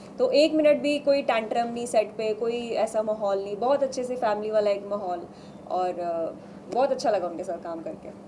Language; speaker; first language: Hindi; non-native, local second language; Punjabi